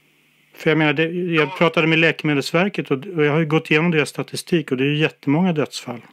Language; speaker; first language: Swedish; native; Swedish